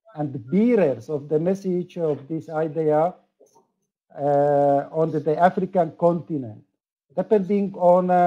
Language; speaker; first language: English; non-native, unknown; Slovak